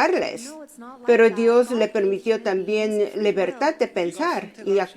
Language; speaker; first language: Spanish; non-native, fluent; Korean